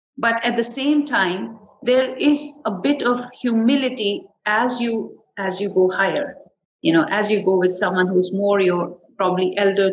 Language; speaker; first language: English; non-native, local second language; Hindi